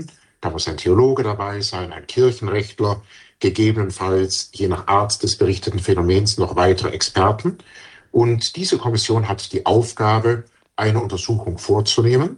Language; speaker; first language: German; native; German